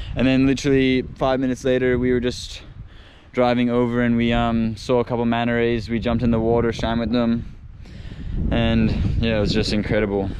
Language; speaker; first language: English; non-native, fluent; Indonesian